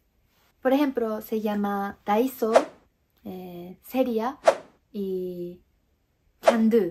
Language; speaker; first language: Spanish; non-native, fluent; Japanese